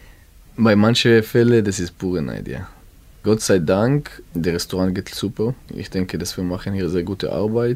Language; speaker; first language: German; non-native, learner; Hebrew